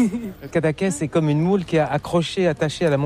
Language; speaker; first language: French; native; French